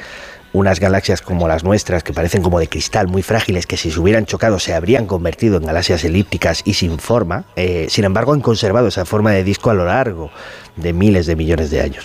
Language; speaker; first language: Spanish; native; Spanish